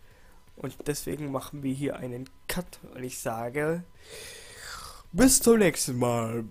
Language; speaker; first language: German; native; German